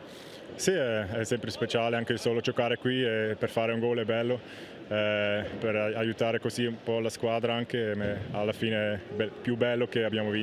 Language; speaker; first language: Italian; non-native, fluent; Swiss German